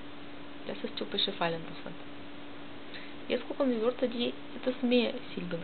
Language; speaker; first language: German; non-native, learner; Russian